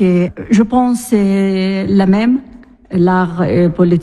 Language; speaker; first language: French; non-native, learner; Arabic